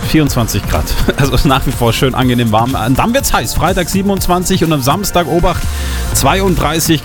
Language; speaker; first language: German; native; German